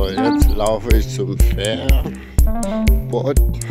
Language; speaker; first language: German; non-native, learner; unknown